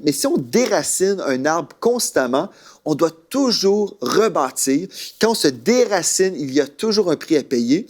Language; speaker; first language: French; native; French